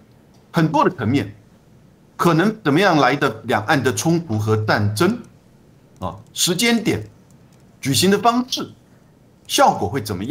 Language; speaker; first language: Chinese; native; Chinese